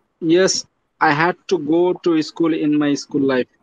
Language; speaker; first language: English; non-native, learner; Bangla